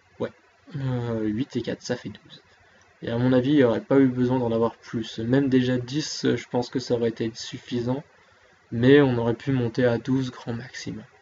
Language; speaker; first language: French; native; French